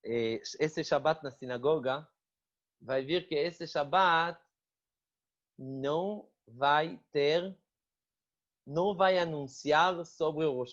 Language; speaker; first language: Portuguese; non-native, fluent; Hebrew